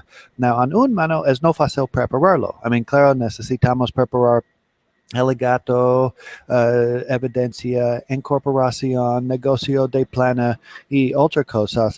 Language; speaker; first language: Spanish; non-native, learner; English